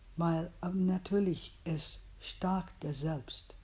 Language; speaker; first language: German; non-native, fluent; English